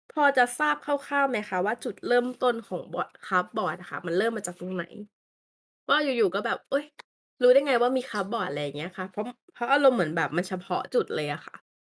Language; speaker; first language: Thai; native; Thai